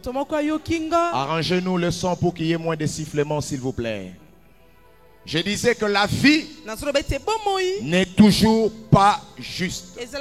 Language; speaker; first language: French; non-native, local second language; Lingala